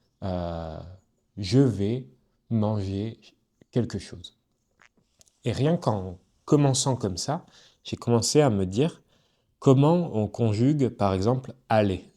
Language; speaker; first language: French; native; French